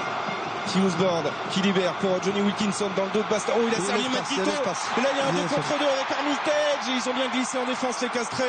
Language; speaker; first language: French; native; French